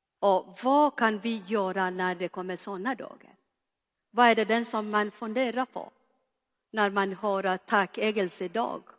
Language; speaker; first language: Swedish; non-native, fluent; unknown